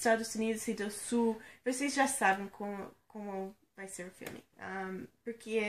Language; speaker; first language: Portuguese; non-native, fluent; English